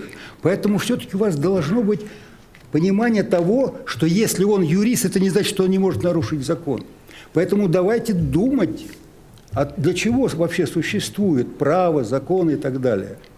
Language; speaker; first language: Russian; native; Russian